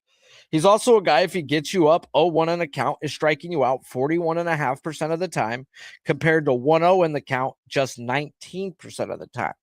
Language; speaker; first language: English; native; English